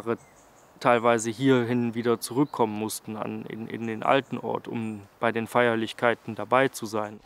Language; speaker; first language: German; native; German